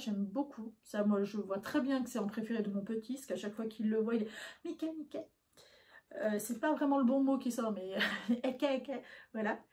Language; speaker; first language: French; native; French